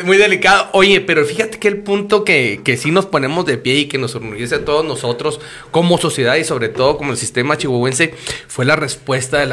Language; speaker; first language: Spanish; native; Spanish